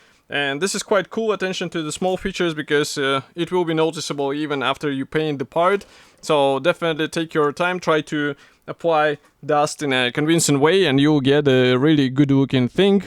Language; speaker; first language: English; non-native, fluent; Russian